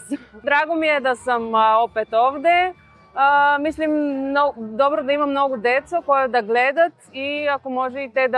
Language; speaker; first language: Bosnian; non-native, learner; Bulgarian